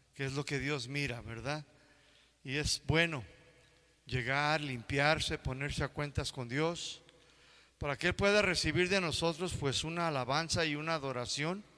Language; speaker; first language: Spanish; early bilingual, heritage; Spanish